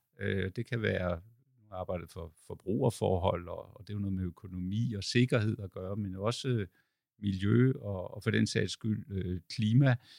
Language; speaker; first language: Danish; native; Danish